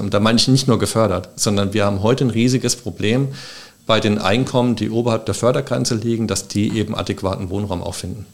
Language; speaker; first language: German; native; German